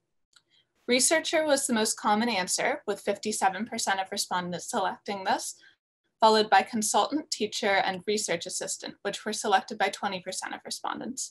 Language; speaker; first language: English; native; English